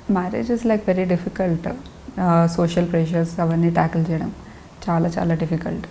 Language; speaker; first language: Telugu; non-native, local second language; Lambadi